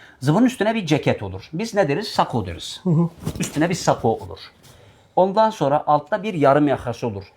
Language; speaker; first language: Turkish; native; Turkish